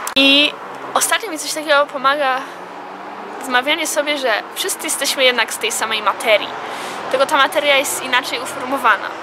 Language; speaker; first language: Polish; early bilingual, heritage; Polish